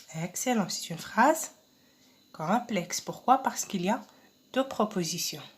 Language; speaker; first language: French; non-native, local second language; Arabic